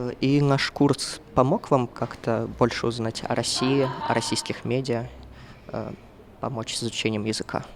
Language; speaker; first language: Russian; non-native, fluent; Finnish